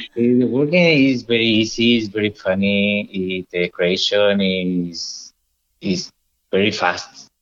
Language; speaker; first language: English; non-native, learner; Spanish